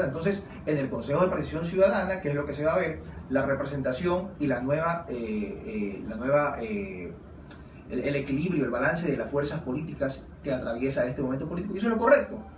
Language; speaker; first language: Spanish; native; Spanish